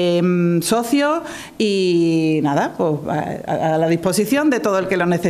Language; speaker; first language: Spanish; native; Spanish